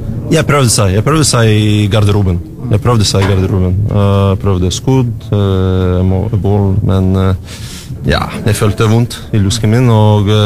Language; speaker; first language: Norwegian; non-native, learner; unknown